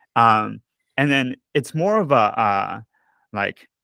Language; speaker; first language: English; early bilingual, other home language; Japanese